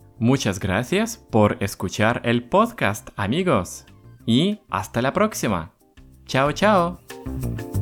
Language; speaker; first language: Spanish; non-native, fluent; Russian